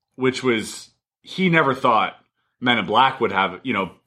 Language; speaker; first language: English; early bilingual, other home language; German